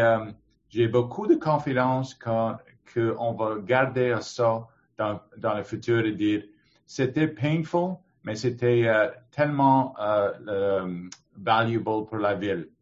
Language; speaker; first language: French; non-native, learner; English